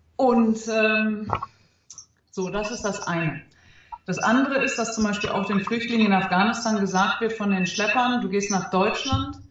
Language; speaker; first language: German; early bilingual, other home language; Arabic